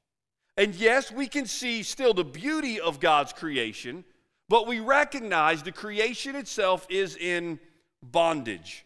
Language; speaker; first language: English; native; English